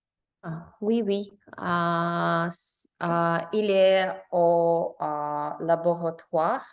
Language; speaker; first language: French; non-native, learner; English